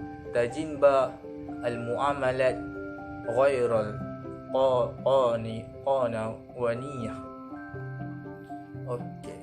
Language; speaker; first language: Arabic; non-native, learner; Malay